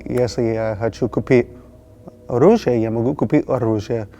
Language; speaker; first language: Russian; non-native, fluent; English